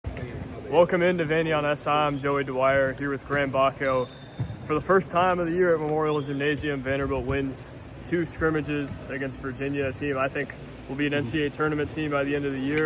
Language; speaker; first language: English; native; English